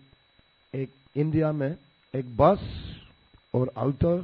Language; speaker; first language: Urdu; non-native, learner; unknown